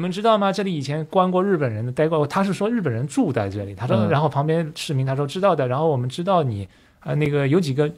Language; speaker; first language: Chinese; native; Chinese